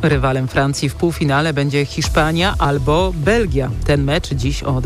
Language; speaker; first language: Polish; native; Polish